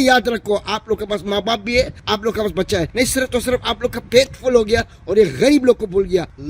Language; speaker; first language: Hindi; non-native, learner; Arabic